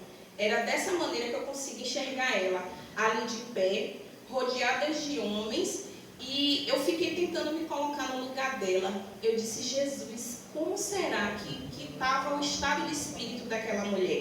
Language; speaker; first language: Portuguese; native; Portuguese